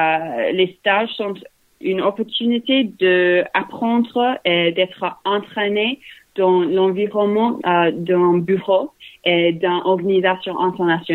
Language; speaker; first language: French; non-native, learner; English